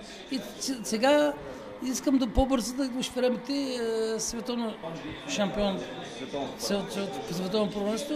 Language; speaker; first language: Bulgarian; non-native, learner; Turkish